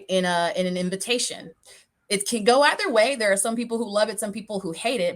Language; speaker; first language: English; native; English